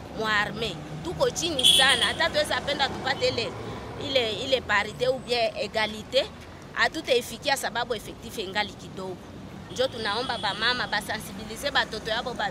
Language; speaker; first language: Swahili; native; Swahili